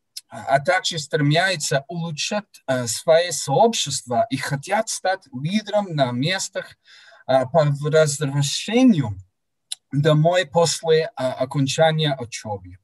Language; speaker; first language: Russian; non-native, fluent; English